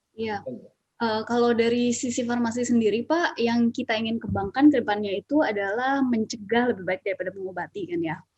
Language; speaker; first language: Indonesian; native; Indonesian